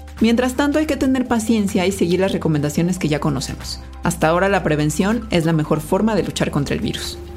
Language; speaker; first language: Spanish; native; Spanish